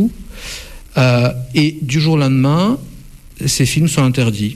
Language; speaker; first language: French; non-native, fluent; Russian